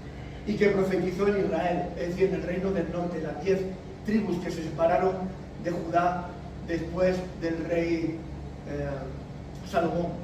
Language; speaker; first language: Spanish; native; Spanish